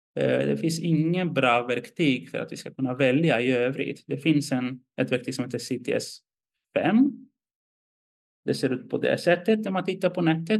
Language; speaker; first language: Swedish; non-native, fluent; Greek